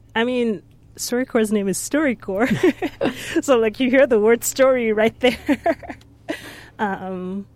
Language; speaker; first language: English; non-native, local second language; Yoruba